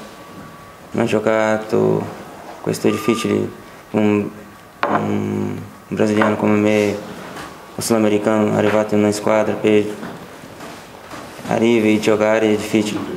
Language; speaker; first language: Italian; non-native, learner; Portuguese